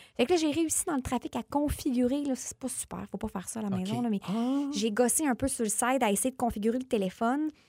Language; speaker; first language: French; native; French